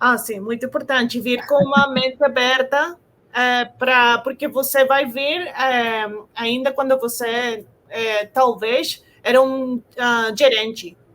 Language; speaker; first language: Portuguese; non-native, fluent; Spanish